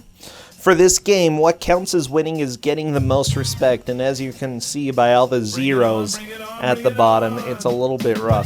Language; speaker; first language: English; native; English